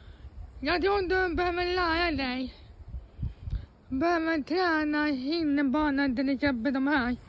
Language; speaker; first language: Swedish; non-native, fluent; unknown